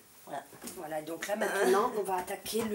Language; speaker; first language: French; native; French